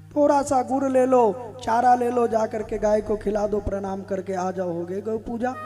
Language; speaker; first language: Hindi; native; Hindi